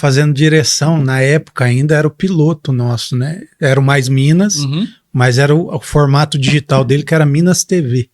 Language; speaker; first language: Portuguese; native; Portuguese